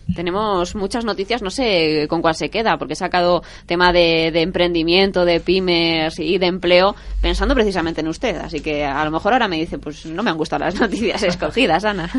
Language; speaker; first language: Spanish; native; Spanish